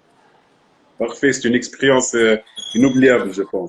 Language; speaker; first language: French; non-native, local second language; Arabic